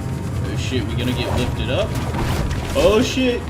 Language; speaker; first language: English; native; English